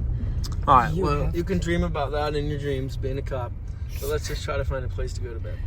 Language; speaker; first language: English; native; English